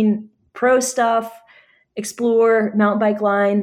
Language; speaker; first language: English; native; English